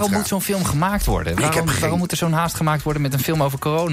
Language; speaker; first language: Dutch; native; Dutch